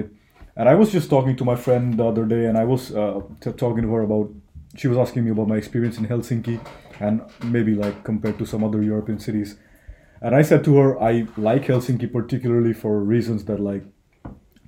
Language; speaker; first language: English; non-native, local second language; Hindi